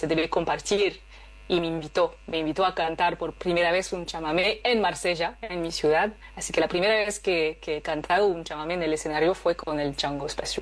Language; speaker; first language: Spanish; non-native, fluent; French